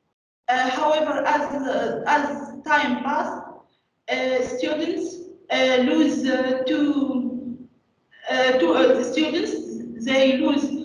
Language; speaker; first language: English; non-native, learner; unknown